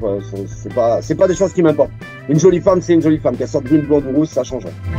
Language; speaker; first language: French; native; French